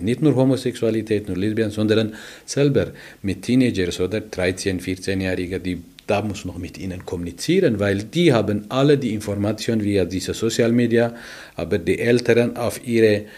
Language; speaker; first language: German; non-native, learner; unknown